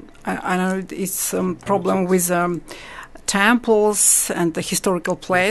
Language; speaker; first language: English; non-native, learner; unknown